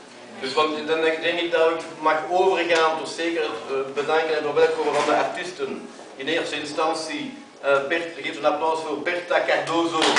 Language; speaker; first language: Dutch; native; Dutch